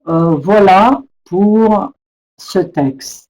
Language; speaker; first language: French; non-native, fluent; Russian